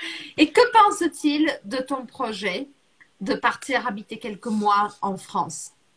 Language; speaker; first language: French; non-native, fluent; Portuguese